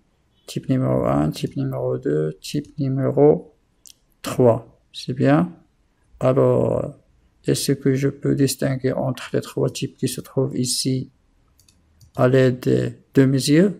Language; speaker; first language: French; non-native, local second language; Arabic